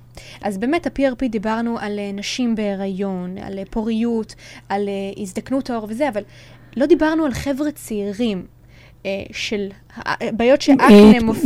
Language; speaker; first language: Hebrew; native; Hebrew